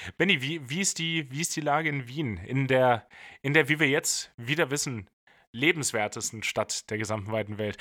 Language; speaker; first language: German; native; German